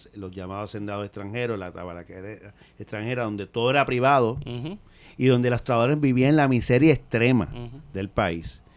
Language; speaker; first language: Spanish; native; Spanish